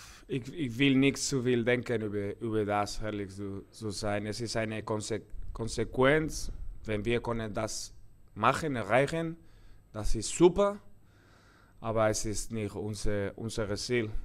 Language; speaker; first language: German; non-native, learner; Spanish